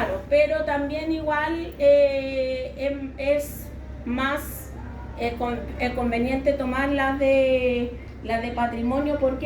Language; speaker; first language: Spanish; native; Spanish